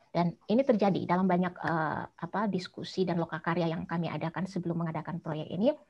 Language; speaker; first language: Indonesian; native; Indonesian